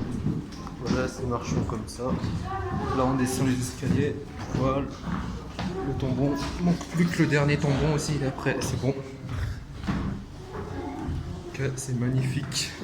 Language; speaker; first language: French; native; French